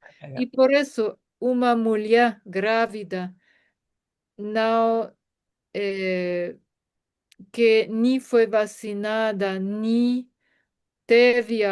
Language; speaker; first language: Portuguese; non-native, fluent; German